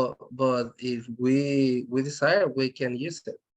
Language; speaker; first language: English; non-native, learner; Spanish